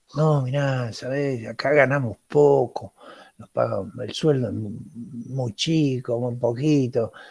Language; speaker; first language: Spanish; early bilingual, other home language; Portuguese